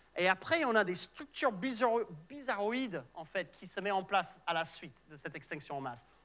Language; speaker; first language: French; non-native, fluent; English